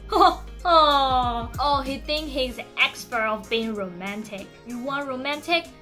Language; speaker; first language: English; non-native, fluent; Chinese